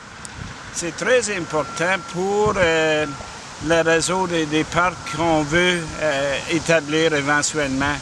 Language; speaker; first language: French; non-native, local second language; English